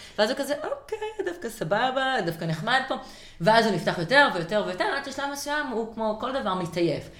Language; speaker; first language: Hebrew; native; Hebrew